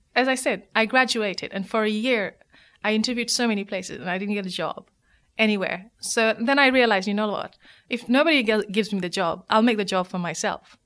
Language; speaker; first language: English; non-native, local second language; Nepali